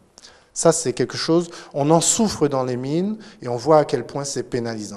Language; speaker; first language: French; native; French